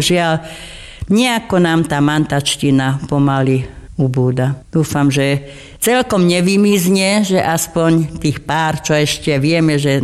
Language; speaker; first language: Slovak; non-native, local second language; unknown